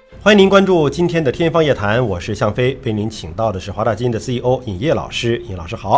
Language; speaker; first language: Chinese; native; Chinese